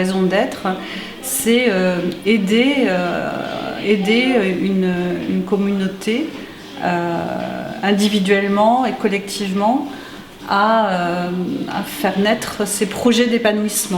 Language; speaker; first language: French; native; French